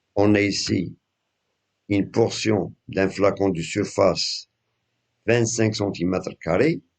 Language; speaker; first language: French; non-native, local second language; Arabic